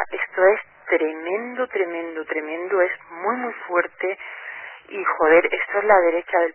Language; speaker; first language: Spanish; native; Spanish